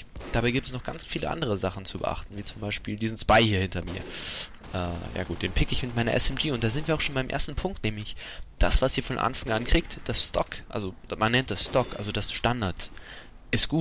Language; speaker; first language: German; native; German